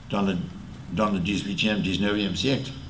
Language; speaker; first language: French; non-native, fluent; English